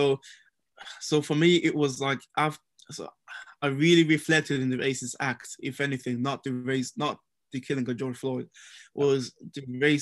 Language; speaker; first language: English; native; English